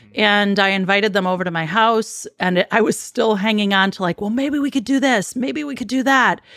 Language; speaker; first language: English; native; English